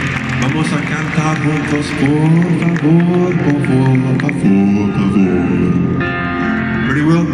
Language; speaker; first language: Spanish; non-native, learner; English